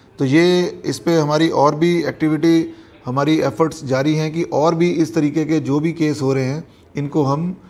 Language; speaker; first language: Hindi; native; Hindi